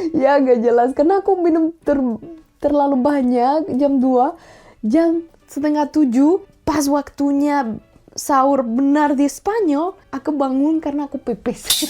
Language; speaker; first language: Indonesian; non-native, fluent; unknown